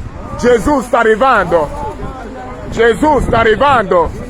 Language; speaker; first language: Italian; non-native, learner; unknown